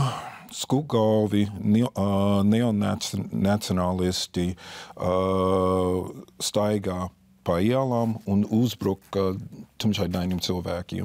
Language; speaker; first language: Latvian; non-native, fluent; English